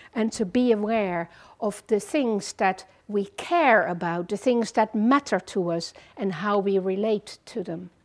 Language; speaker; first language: English; non-native, fluent; Dutch